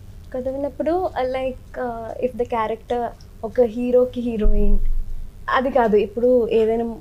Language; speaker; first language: Telugu; non-native, learner; Malayalam